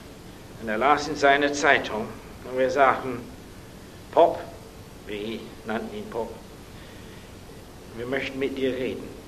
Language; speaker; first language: German; non-native, fluent; English